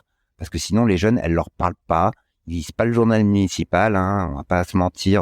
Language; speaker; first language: French; native; French